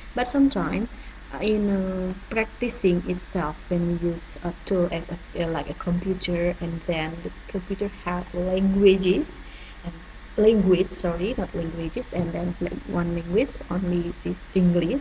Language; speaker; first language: English; non-native, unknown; Indonesian